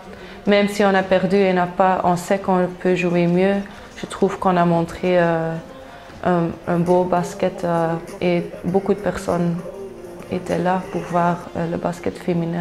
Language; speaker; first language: French; non-native, local second language; Dutch